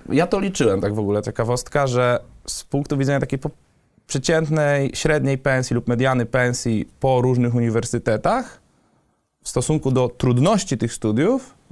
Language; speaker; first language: Polish; native; Polish